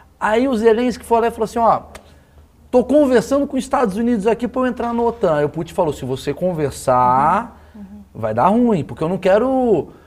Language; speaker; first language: Portuguese; native; Portuguese